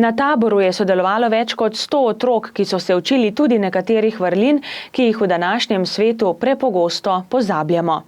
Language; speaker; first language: Slovenian; native; Slovenian